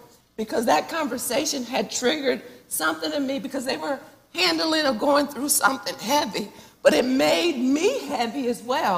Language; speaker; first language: English; native; English